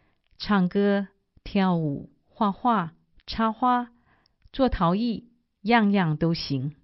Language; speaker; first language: Chinese; native; Chinese